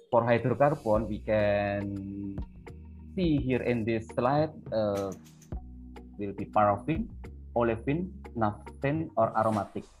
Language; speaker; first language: English; non-native, fluent; Indonesian